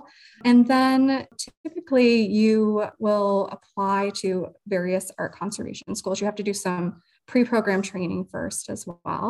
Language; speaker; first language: English; native; English